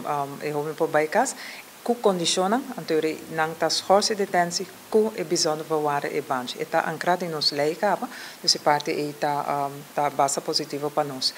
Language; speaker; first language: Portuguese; non-native, learner; Papiamento